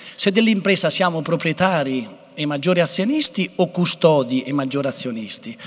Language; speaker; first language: Italian; native; Italian